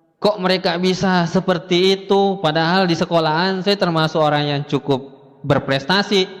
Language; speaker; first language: Indonesian; native; Indonesian